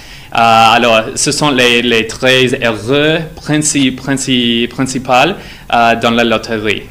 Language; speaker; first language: French; non-native, fluent; English